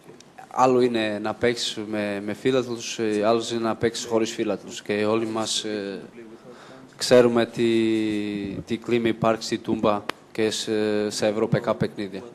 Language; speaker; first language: Greek; non-native, fluent; Portuguese